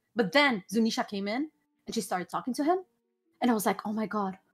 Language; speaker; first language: English; non-native, fluent; Arabic